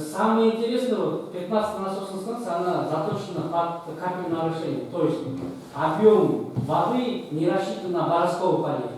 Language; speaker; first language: Russian; non-native, local second language; Kazakh